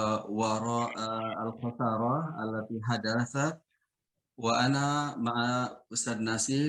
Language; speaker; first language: Arabic; non-native, fluent; Indonesian